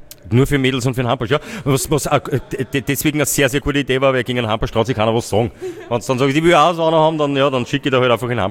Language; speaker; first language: German; native; German